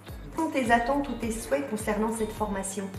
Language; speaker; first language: French; native; French